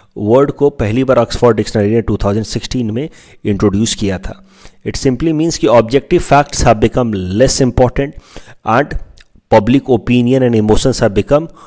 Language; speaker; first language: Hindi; non-native, local second language; Assamese